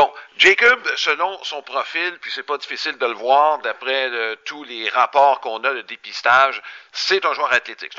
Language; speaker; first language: French; native; French